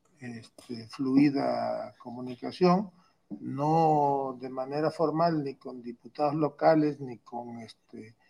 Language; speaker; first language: Spanish; native; Spanish